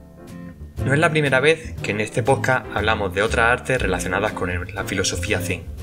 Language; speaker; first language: Spanish; native; Spanish